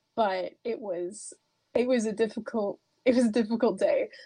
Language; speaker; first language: English; native; English